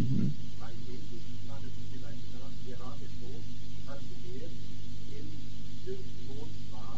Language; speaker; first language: German; non-native, fluent; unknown